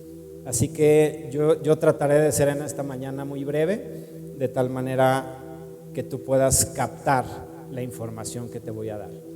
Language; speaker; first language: Spanish; native; Spanish